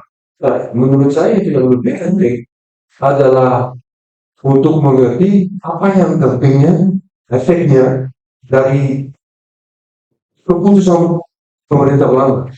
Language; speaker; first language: Indonesian; non-native, fluent; Dutch